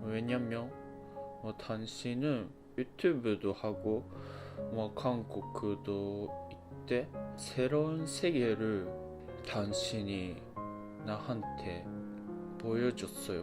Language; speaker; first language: Korean; non-native, fluent; Japanese